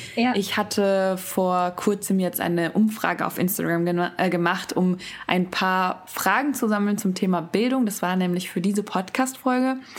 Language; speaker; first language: German; native; German